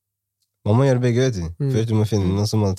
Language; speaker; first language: Norwegian; early bilingual, other home language; Somali